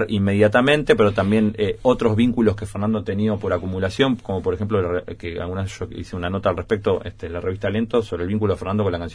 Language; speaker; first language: Spanish; native; Spanish